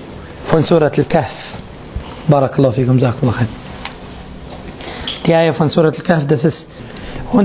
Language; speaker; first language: German; non-native, fluent; Arabic